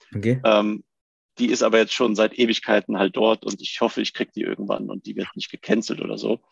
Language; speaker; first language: German; native; German